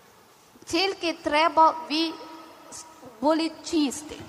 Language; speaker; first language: Ukrainian; non-native, learner; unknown